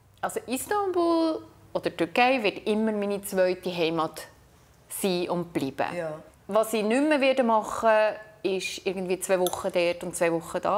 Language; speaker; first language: German; native; German